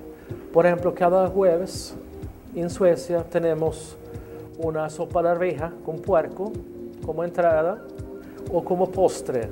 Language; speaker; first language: Spanish; non-native, learner; Swedish